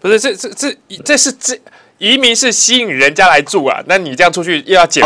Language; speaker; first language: Chinese; native; Chinese